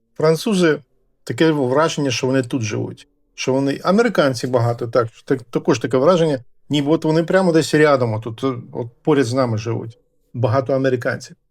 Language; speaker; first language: Ukrainian; native; Ukrainian